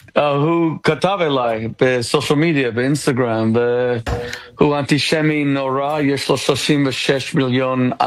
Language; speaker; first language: Hebrew; non-native, fluent; English